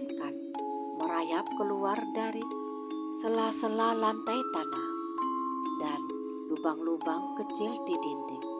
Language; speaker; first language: Indonesian; native; Indonesian